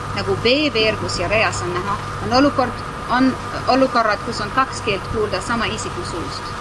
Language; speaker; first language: Estonian; non-native, fluent; English